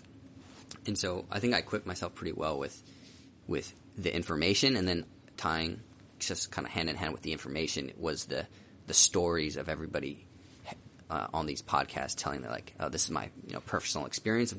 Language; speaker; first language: English; native; English